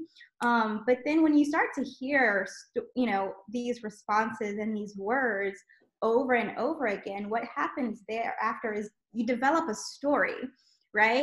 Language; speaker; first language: English; native; English